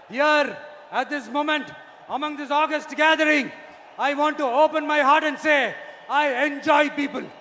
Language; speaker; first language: English; non-native, local second language; Tamil